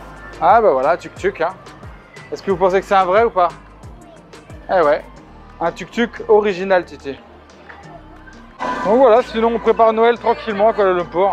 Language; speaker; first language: French; native; French